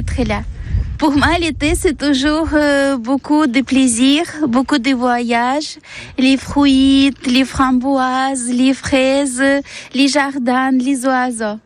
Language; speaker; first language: French; non-native, learner; Ukrainian